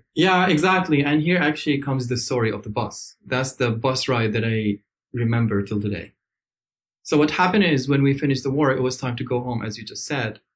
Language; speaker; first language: English; non-native, fluent; Arabic